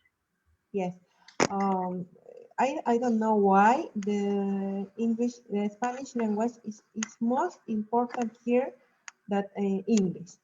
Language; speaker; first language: English; non-native, learner; Spanish